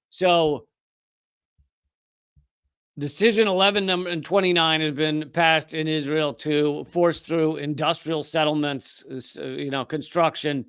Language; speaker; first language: English; native; English